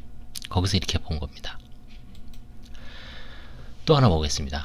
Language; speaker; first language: Korean; native; Korean